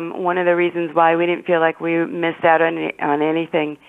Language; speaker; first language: English; native; English